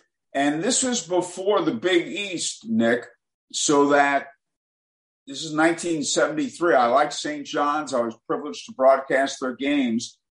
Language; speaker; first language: English; native; English